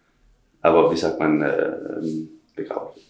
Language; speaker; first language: German; non-native, learner; Danish